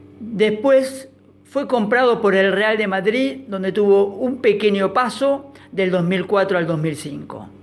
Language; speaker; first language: Spanish; native; Spanish